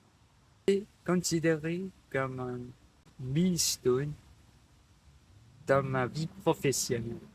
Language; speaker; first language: French; non-native, learner; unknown